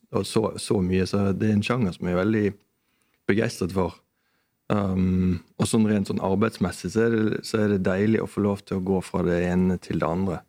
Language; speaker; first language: Norwegian; native; Norwegian